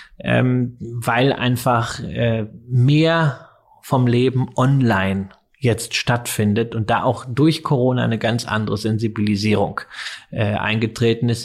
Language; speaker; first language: German; native; German